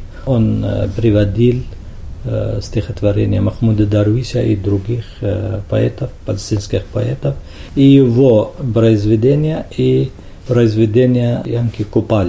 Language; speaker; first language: Russian; non-native, fluent; Arabic